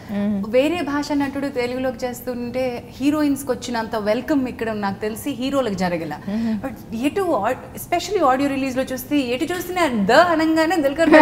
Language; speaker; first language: Telugu; native; Telugu